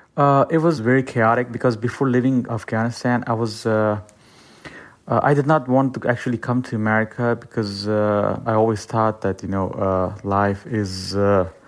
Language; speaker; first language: English; non-native, fluent; Persian